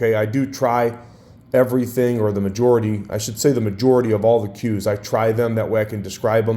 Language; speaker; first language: English; native; English